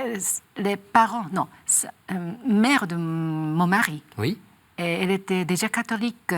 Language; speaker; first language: French; non-native, learner; Japanese